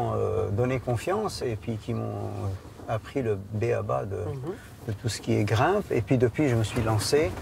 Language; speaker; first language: French; non-native, local second language; Arabic